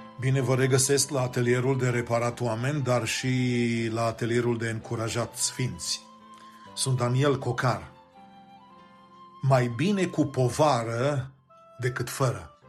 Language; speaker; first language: Romanian; native; Romanian